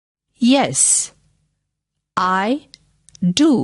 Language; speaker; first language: English; non-native, fluent; Marathi